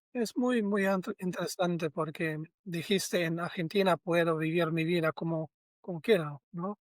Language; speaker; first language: Spanish; non-native, fluent; German